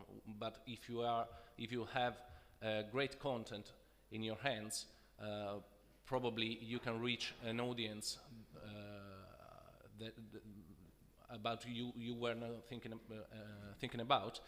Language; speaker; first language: English; non-native, fluent; Italian